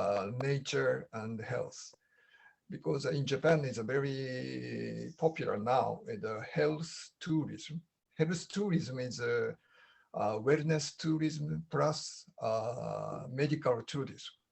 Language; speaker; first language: English; non-native, learner; Japanese